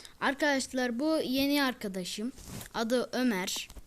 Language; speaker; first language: Turkish; native; Turkish